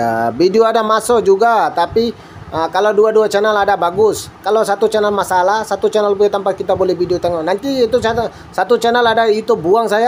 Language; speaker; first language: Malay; non-native, learner; Bangla